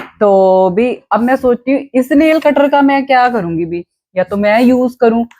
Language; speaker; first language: Hindi; non-native, local second language; Punjabi